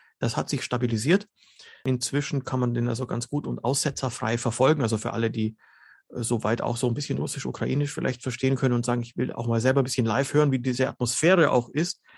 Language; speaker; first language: German; early bilingual, other home language; Slovenian